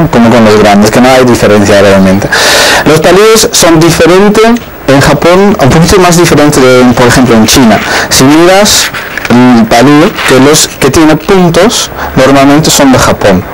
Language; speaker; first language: Spanish; non-native, fluent; Dutch